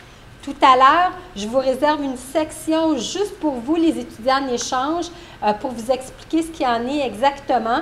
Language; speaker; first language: French; native; French